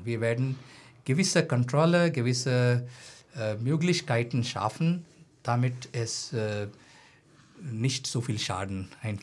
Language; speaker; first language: German; non-native, fluent; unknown